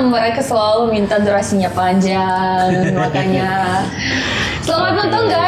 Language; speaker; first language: Indonesian; non-native, learner; Russian